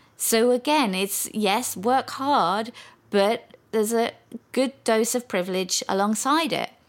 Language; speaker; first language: English; native; English